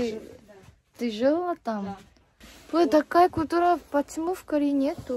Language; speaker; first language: Russian; non-native, fluent; Korean